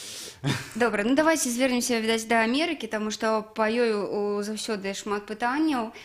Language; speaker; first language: Belarusian; non-native, local second language; Russian